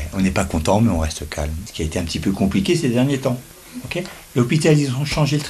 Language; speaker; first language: French; native; French